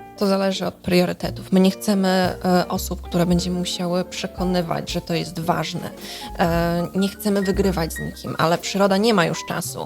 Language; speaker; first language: Polish; native; Polish